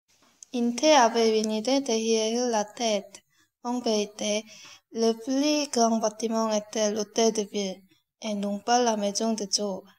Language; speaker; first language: French; non-native, learner; Korean